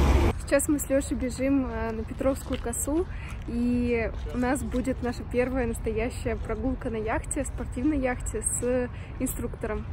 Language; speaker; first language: Russian; native; Russian